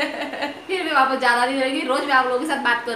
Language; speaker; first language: Hindi; native; Hindi